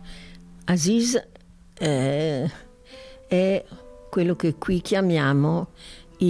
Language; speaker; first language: Italian; native; Italian